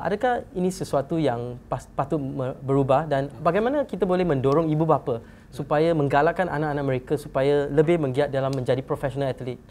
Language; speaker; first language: Malay; native; Malay